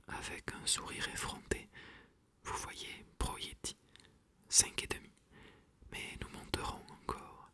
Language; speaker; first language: French; native; French